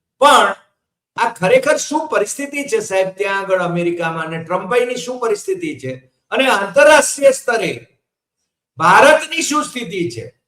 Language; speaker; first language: Gujarati; native; Gujarati